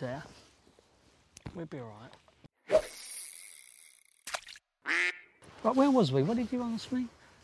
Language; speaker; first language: English; native; English